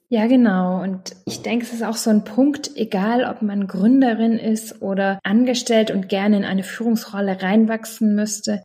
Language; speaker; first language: German; native; German